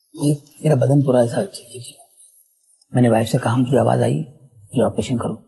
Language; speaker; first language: Hindi; non-native, local second language; Telugu